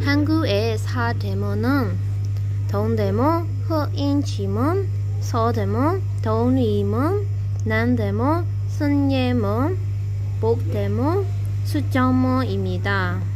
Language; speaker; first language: Korean; non-native, learner; Burmese